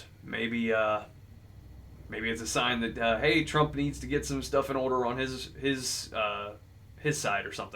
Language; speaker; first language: English; native; English